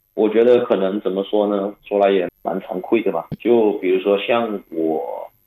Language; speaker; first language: Chinese; non-native, local second language; Cantonese